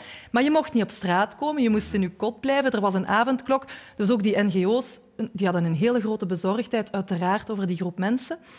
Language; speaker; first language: Dutch; native; Dutch